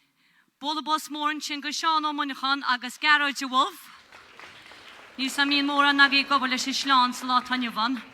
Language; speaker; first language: Irish; native; Irish